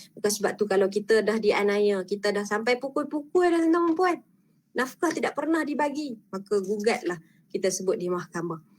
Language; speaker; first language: Malay; native; Malay